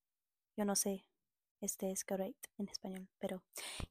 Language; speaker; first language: Spanish; non-native, learner; English